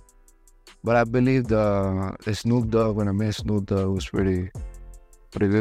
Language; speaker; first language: English; non-native, fluent; Spanish